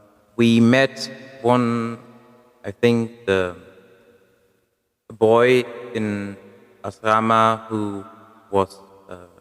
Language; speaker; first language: English; non-native, fluent; German